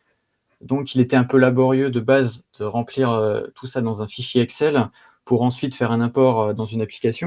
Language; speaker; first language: French; native; French